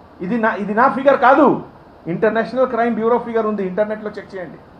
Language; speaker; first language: Telugu; non-native, fluent; Hindi